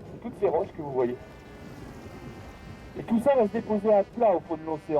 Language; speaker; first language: French; native; French